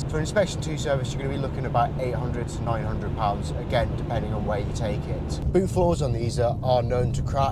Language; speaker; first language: English; native; English